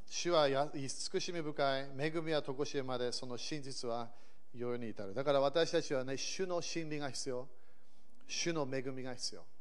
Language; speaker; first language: Japanese; early bilingual, other home language; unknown